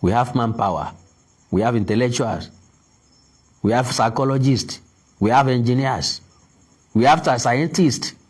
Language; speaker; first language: English; non-native, local second language; Yoruba